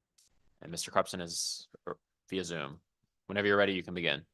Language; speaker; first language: English; native; English